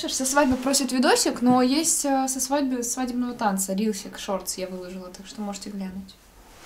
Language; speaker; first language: Russian; native; Russian